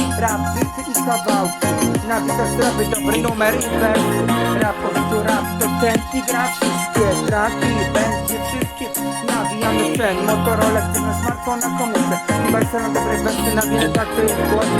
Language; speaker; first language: Polish; native; Polish